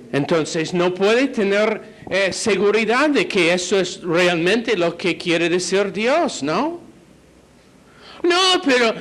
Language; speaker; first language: Spanish; non-native, fluent; English